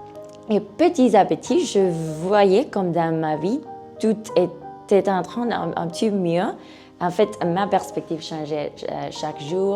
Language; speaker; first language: French; non-native, learner; Spanish